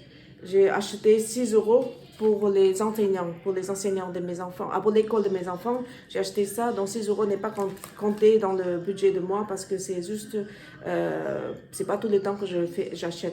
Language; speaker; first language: French; non-native, learner; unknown